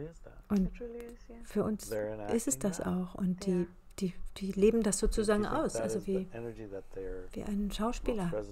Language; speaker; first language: German; native; German